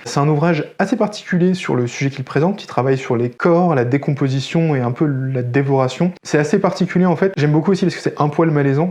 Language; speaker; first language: French; native; French